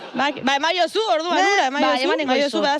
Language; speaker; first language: Basque; native; Basque